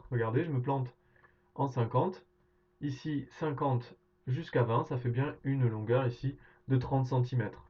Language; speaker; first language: French; native; French